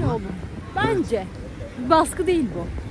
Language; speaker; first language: Turkish; native; Turkish